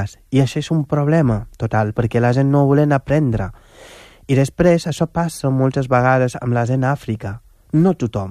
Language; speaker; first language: Catalan; non-native, fluent; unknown